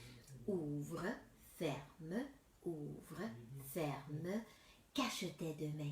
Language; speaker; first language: French; native; French